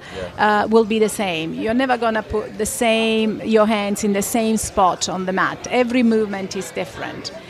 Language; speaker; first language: English; non-native, fluent; Italian